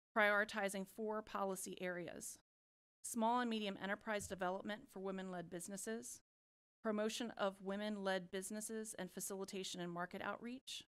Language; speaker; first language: English; native; English